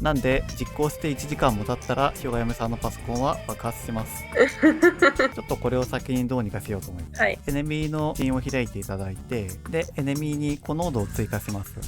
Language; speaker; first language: Japanese; native; Japanese